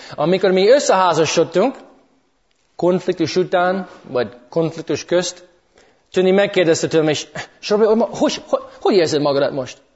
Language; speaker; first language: Hungarian; early bilingual, heritage; English